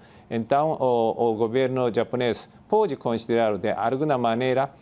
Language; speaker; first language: Portuguese; non-native, fluent; Japanese